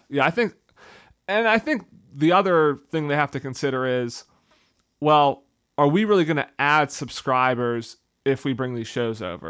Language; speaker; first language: English; native; English